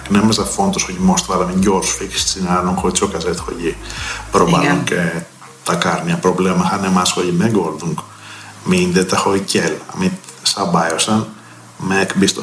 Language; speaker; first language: Hungarian; non-native, learner; Greek